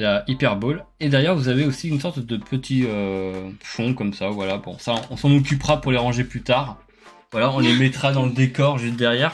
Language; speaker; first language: French; native; French